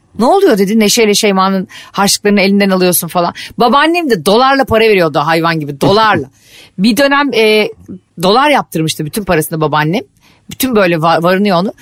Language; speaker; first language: Turkish; native; Turkish